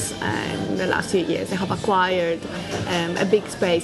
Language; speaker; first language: English; non-native, fluent; Greek